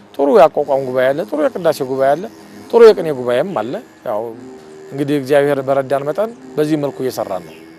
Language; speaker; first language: Amharic; native; Amharic